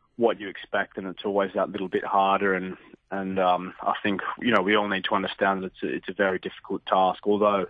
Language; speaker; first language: English; native; English